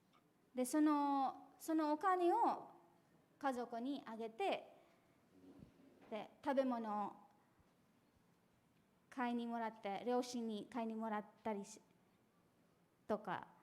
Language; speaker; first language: Japanese; non-native, fluent; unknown